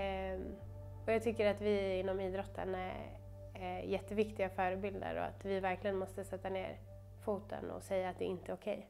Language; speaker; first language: Swedish; native; Swedish